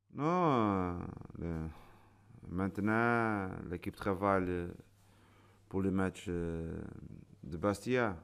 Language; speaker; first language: French; non-native, learner; Portuguese